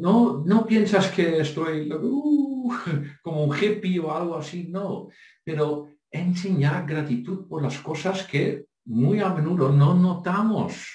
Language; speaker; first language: Spanish; non-native, fluent; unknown